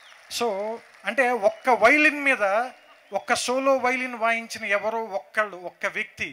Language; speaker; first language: Telugu; native; Telugu